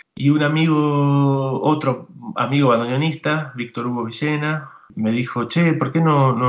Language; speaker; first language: Spanish; native; Spanish